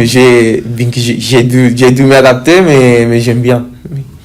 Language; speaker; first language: French; non-native, fluent; Spanish